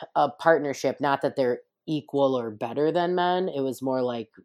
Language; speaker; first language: English; native; English